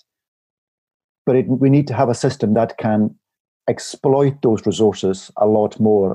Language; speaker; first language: English; native; English